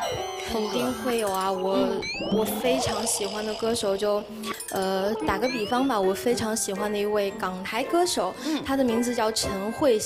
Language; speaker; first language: Chinese; native; Chinese